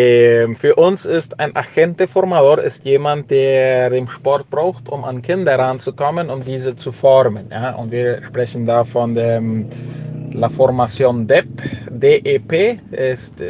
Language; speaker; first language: German; early bilingual, heritage; German